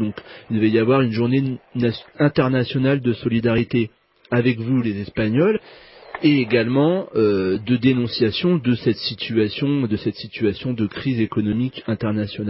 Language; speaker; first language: French; native; French